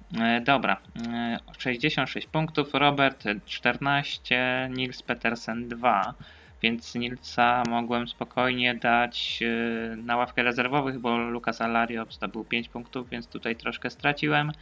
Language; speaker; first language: Polish; native; Polish